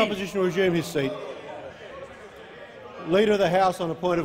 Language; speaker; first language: English; native; English